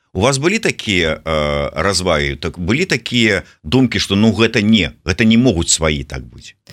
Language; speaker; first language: Belarusian; non-native, local second language; Russian